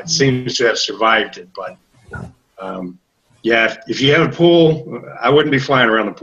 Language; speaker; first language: English; native; English